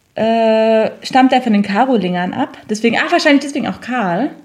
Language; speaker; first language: German; native; German